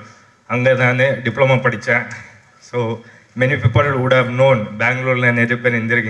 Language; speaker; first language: Tamil; non-native, local second language; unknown